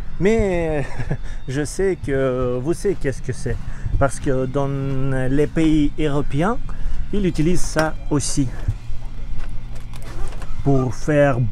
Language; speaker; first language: French; non-native, learner; Russian